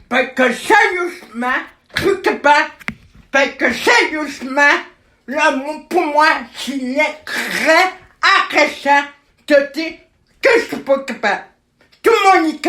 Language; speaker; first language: French; native; French